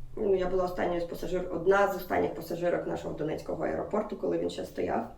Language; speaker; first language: Ukrainian; non-native, local second language; Russian